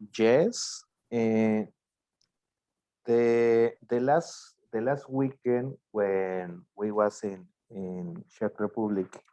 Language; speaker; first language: English; non-native, learner; Spanish